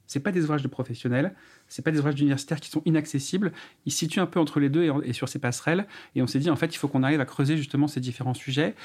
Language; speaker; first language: French; native; French